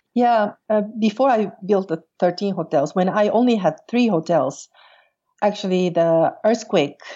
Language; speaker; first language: English; non-native, fluent; Portuguese